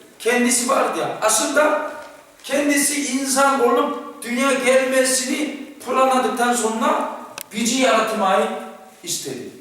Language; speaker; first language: Turkish; non-native, fluent; Korean